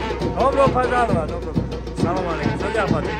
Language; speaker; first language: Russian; non-native, learner; Tajik